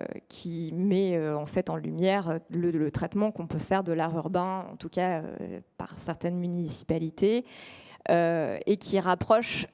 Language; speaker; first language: French; native; French